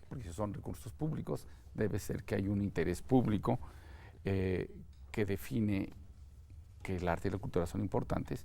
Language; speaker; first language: Spanish; native; Spanish